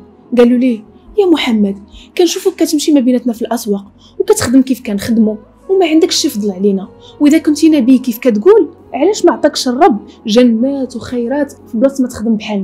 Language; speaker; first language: Arabic; native; Arabic